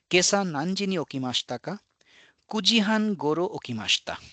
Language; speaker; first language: Japanese; non-native, fluent; Hindi